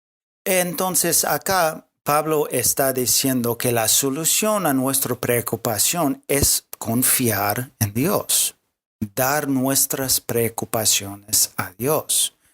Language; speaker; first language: Spanish; non-native, fluent; English